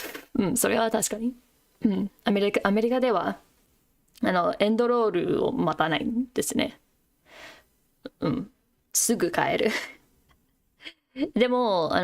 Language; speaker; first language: Japanese; non-native, fluent; English